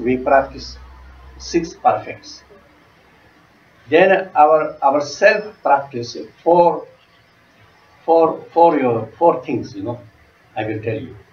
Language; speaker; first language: English; non-native, learner; Tibetan